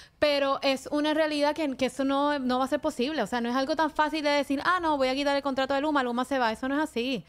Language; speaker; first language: Spanish; native; Spanish